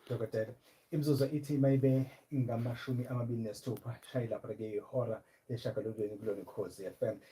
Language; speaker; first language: Zulu; native; Zulu